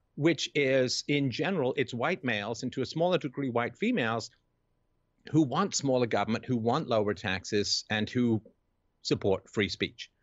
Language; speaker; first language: English; native; English